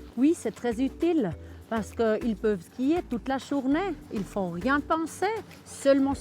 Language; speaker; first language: French; non-native, local second language; German